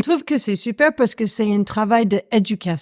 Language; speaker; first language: French; non-native, fluent; English